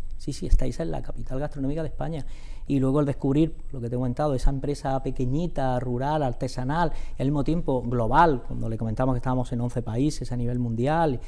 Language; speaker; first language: Spanish; native; Spanish